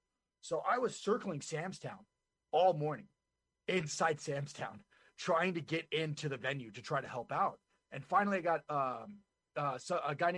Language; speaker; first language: English; native; English